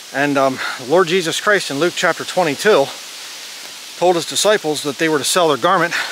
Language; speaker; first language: English; native; English